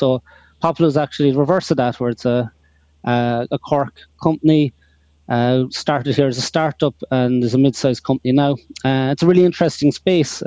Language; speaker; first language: English; native; English